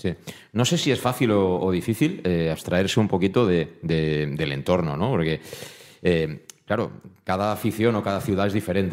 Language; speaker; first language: Spanish; native; Spanish